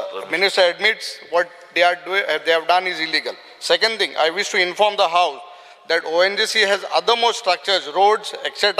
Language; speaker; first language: English; non-native, local second language; Konkani